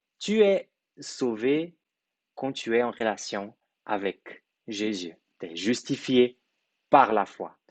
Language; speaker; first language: French; non-native, fluent; Portuguese